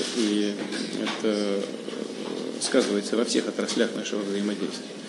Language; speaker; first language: Russian; native; Russian